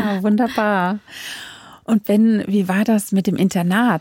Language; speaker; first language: German; native; German